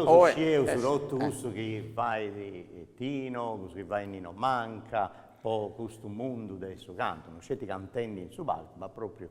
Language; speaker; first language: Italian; non-native, local second language; Sardinian